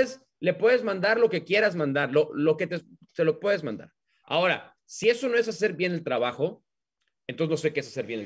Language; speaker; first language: Spanish; native; Spanish